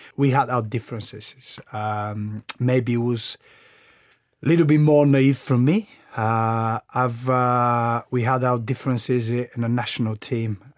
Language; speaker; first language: English; non-native, fluent; Bulgarian